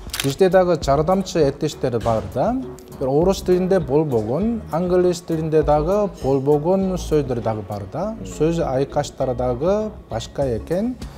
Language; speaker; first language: Kyrgyz; non-native, fluent; Korean